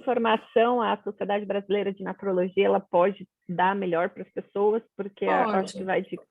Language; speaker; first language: Portuguese; native; Portuguese